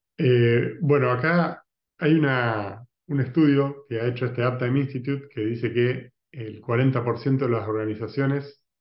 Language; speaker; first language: Spanish; native; Spanish